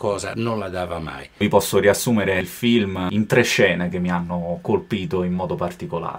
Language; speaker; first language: Italian; native; Italian